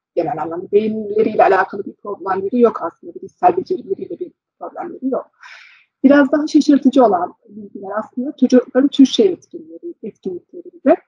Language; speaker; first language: Turkish; early bilingual, heritage; Turkish